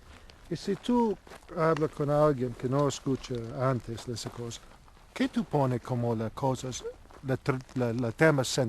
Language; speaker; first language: Spanish; non-native, learner; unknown